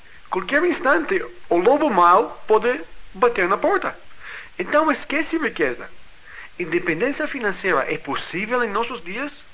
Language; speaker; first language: Portuguese; non-native, fluent; English